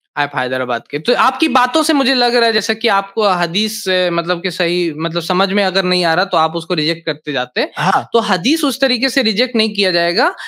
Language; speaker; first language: Hindi; native; Hindi